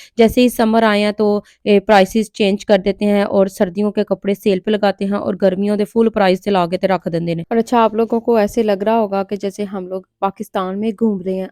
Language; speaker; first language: Urdu; non-native, local second language; Punjabi